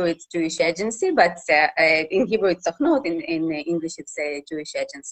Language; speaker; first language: English; non-native, fluent; Russian